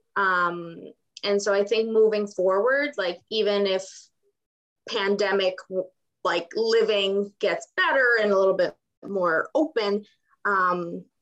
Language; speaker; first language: English; non-native, fluent; Ukrainian